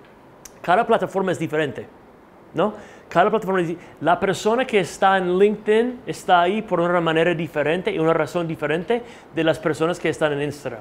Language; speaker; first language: Spanish; non-native, fluent; English